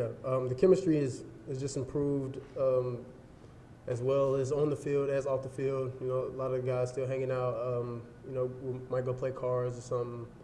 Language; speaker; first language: English; native; English